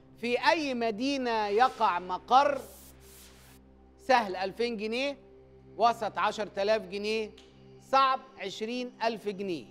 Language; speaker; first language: Arabic; native; Arabic